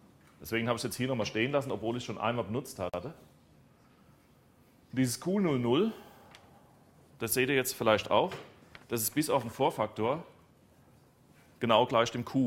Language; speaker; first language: German; native; German